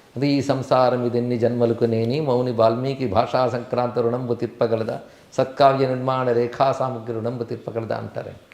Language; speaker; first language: Telugu; native; Telugu